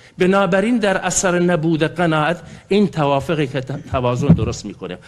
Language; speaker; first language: Persian; non-native, local second language; Kurdish